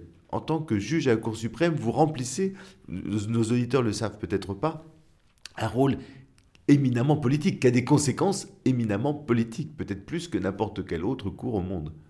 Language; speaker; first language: French; native; French